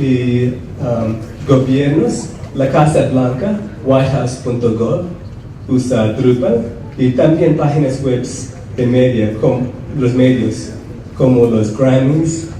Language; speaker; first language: Spanish; non-native, fluent; English